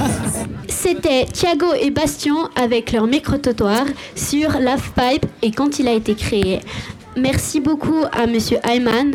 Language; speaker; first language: French; native; French